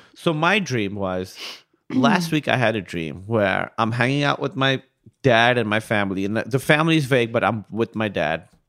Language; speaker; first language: English; non-native, local second language; Urdu